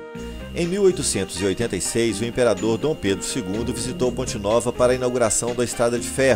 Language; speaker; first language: Portuguese; native; Portuguese